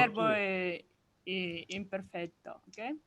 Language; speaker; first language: Italian; non-native, learner; Russian